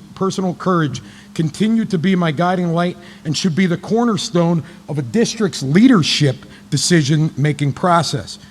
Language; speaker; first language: English; native; English